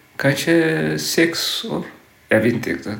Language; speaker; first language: Swedish; non-native, learner; Tigrinya